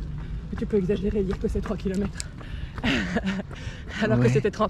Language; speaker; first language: French; native; French